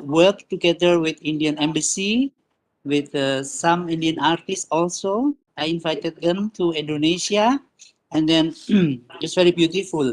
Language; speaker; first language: English; non-native, learner; Indonesian